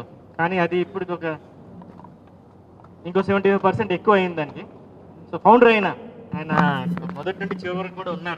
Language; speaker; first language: Telugu; native; Telugu